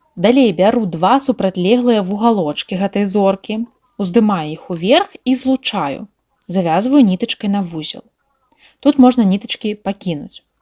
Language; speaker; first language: Belarusian; native; Belarusian